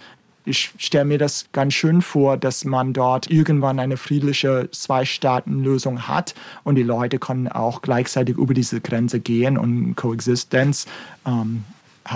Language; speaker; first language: German; non-native, fluent; English